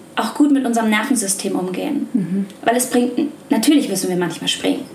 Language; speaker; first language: German; native; German